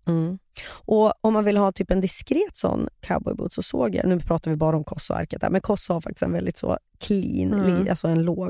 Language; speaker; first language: Swedish; native; Swedish